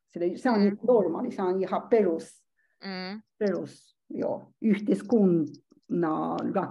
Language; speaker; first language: Finnish; non-native, learner; Chinese